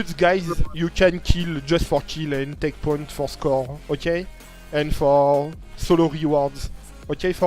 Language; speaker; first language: English; non-native, learner; French